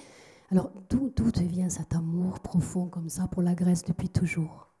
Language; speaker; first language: French; native; French